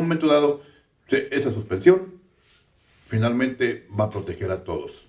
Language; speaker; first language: Spanish; native; Spanish